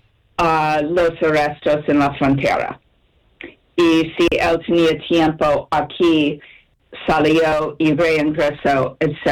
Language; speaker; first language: Spanish; non-native, fluent; English